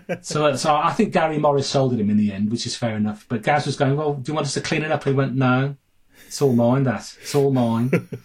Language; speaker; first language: English; native; English